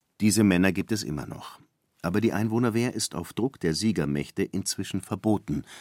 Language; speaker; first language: German; native; German